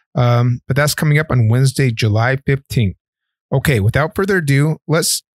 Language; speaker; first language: English; native; English